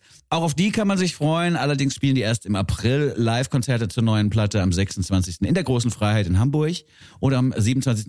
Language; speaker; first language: German; native; German